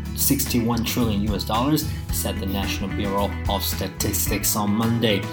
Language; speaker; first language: English; non-native, fluent; Chinese